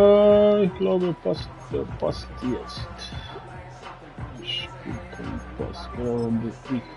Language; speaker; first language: German; non-native, learner; Russian